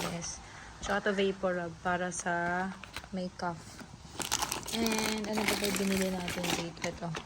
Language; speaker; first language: Filipino; native; Filipino